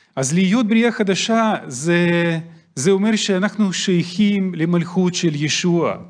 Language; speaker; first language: Hebrew; non-native, fluent; Russian